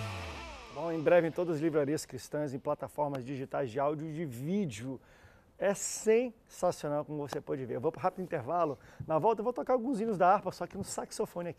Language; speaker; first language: Portuguese; native; Portuguese